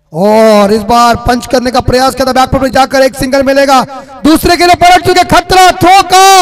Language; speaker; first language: Hindi; non-native, local second language; Marathi